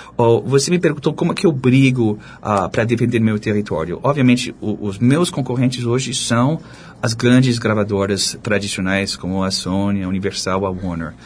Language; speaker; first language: Portuguese; non-native, fluent; English